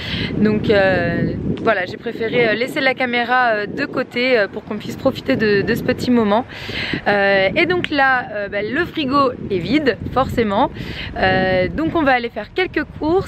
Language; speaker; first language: French; native; French